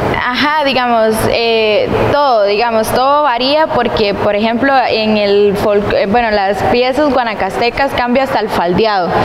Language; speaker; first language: Spanish; native; Spanish